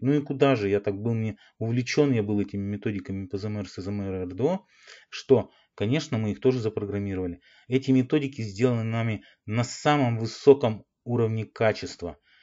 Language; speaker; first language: Russian; native; Russian